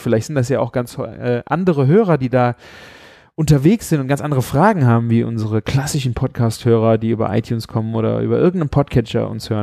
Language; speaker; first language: German; native; German